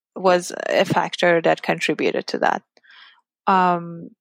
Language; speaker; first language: English; non-native, fluent; Persian